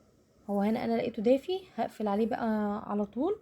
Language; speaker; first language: Arabic; native; Arabic